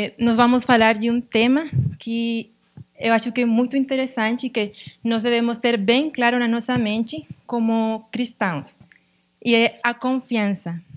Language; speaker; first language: Portuguese; non-native, learner; Spanish